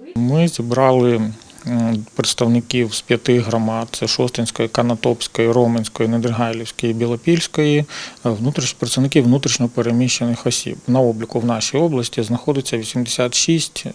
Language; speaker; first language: Ukrainian; native; Ukrainian